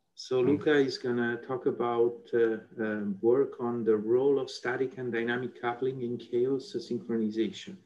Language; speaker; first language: English; non-native, fluent; Italian